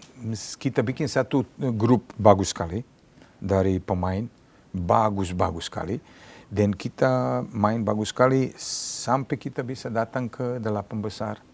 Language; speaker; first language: Indonesian; non-native, learner; Serbian